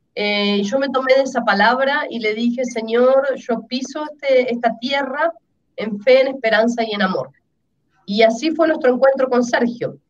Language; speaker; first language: Spanish; native; Spanish